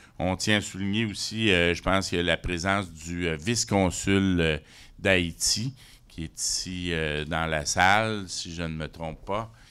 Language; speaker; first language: French; native; French